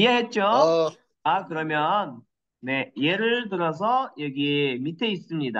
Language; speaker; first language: Korean; non-native, learner; Kyrgyz